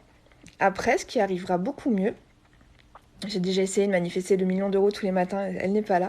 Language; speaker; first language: French; native; French